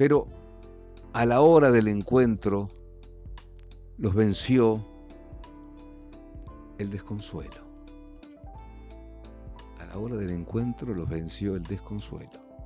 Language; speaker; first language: Spanish; native; Spanish